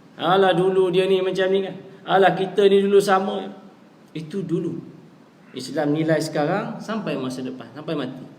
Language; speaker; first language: Malay; native; Malay